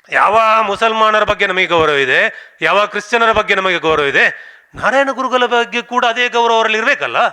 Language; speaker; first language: Kannada; non-native, local second language; Tulu